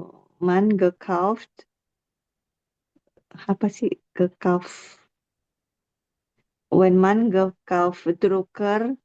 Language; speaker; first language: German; non-native, learner; Indonesian